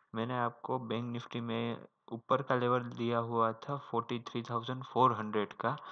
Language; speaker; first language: Hindi; non-native, local second language; Gujarati